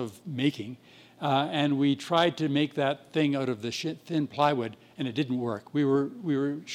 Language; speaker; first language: English; native; English